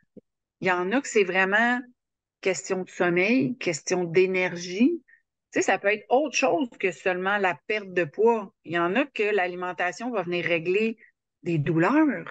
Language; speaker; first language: French; native; French